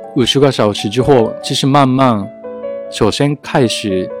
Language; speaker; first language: Chinese; non-native, fluent; Japanese